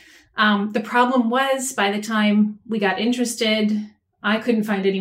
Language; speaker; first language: English; native; English